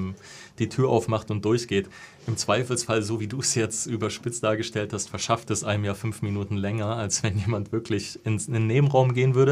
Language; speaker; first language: German; native; German